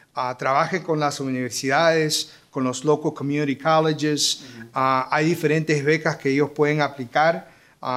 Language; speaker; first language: Spanish; early bilingual, heritage; Spanish